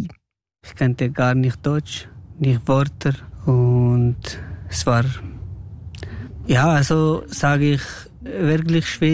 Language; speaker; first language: German; non-native, learner; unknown